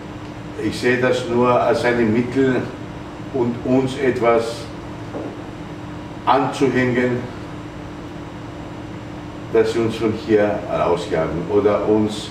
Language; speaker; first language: German; non-native, fluent; Greek